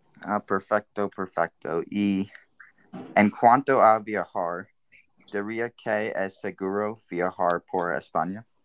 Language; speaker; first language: Spanish; non-native, learner; English